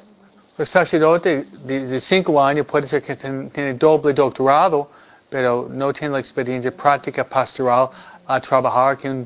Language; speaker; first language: Spanish; non-native, fluent; English